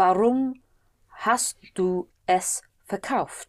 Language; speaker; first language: German; non-native, learner; English